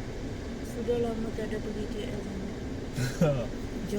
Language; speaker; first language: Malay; non-native, local second language; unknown